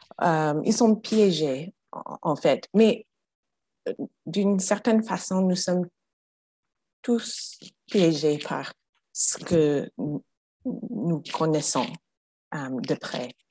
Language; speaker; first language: French; non-native, fluent; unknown